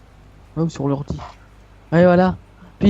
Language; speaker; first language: French; native; French